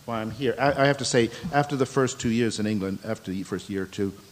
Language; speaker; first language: English; native; English